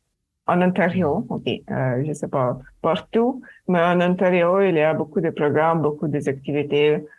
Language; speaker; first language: French; non-native, learner; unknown